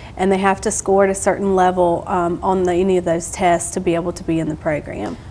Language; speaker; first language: English; native; English